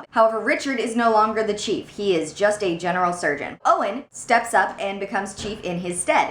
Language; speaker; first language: English; native; English